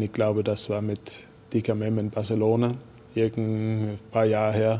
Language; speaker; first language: German; non-native, fluent; Danish